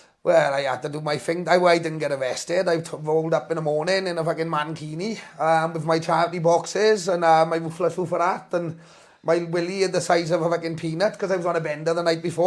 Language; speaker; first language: English; native; English